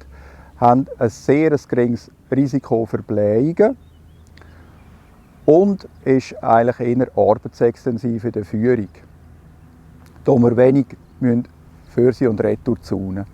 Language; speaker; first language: German; native; German